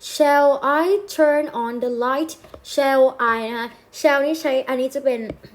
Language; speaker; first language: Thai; native; Thai